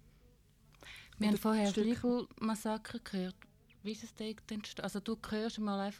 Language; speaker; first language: German; native; German